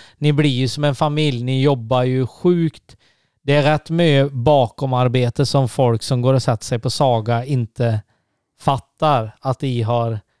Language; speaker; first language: Swedish; native; Swedish